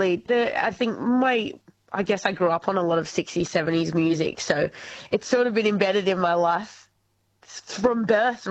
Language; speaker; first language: English; native; English